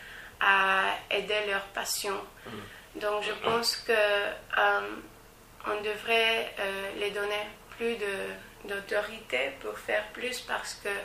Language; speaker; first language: French; non-native, fluent; English